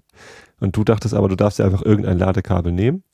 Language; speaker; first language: German; native; German